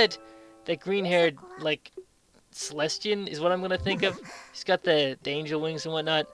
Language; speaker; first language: English; native; English